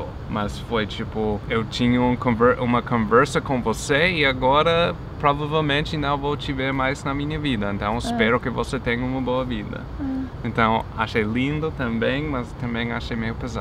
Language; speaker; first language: Portuguese; non-native, fluent; English